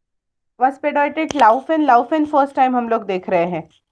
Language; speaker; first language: German; non-native, fluent; Hindi